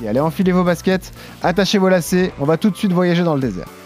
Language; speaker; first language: French; native; French